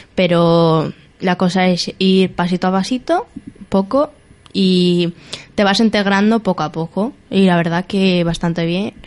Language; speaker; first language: Spanish; early bilingual, other home language; Arabic